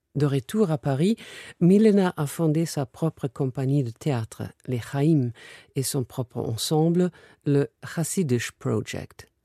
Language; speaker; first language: French; non-native, fluent; German